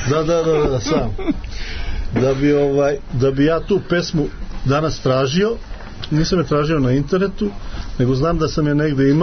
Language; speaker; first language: Serbian; native; Serbian